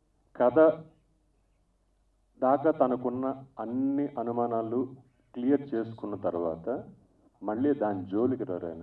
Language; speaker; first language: Telugu; native; Telugu